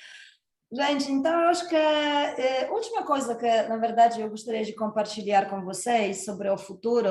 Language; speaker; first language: Portuguese; non-native, fluent; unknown